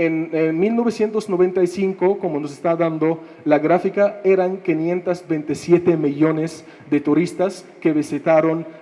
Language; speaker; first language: Spanish; non-native, fluent; Arabic